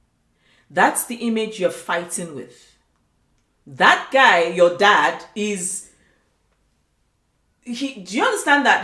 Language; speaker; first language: English; non-native, local second language; Igbo